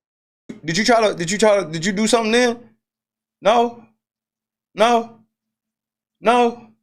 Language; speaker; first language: English; native; English